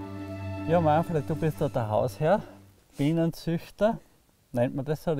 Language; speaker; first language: German; native; German